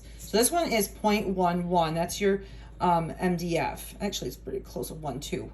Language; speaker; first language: English; native; English